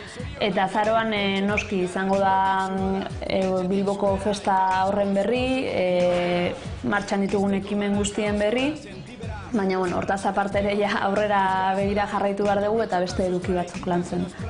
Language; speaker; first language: Basque; native; Basque